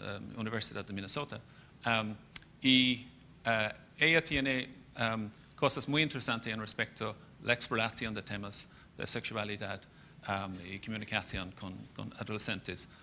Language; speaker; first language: Spanish; non-native, fluent; English